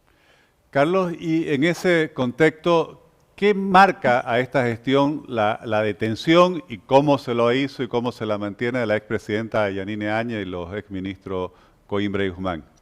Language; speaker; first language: Spanish; native; Spanish